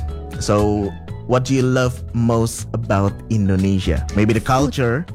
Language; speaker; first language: English; non-native, fluent; Indonesian